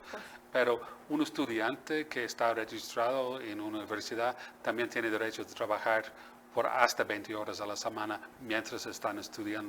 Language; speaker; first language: Spanish; non-native, fluent; English